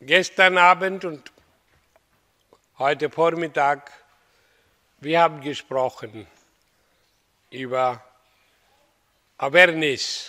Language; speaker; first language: German; non-native, learner; Hindi